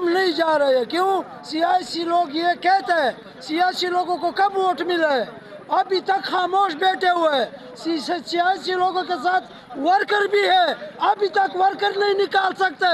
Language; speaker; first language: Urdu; non-native, local second language; Pashto